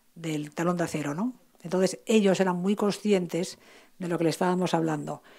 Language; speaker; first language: Spanish; native; Spanish